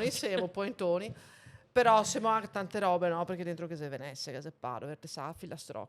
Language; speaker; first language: Italian; native; Italian